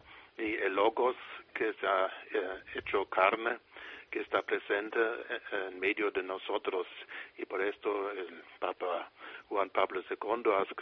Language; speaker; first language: Spanish; non-native, fluent; German